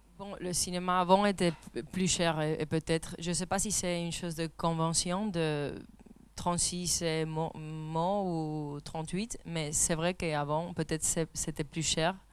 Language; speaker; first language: French; non-native, fluent; Spanish